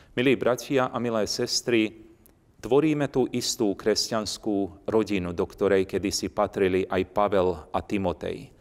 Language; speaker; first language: Slovak; native; Slovak